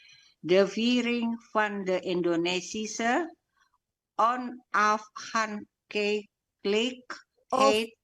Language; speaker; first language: Dutch; non-native, learner; Indonesian